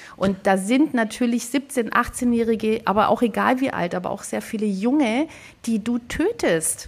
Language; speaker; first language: German; early bilingual, other home language; Greek